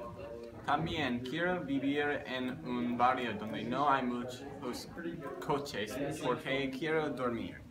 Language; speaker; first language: Spanish; non-native, learner; English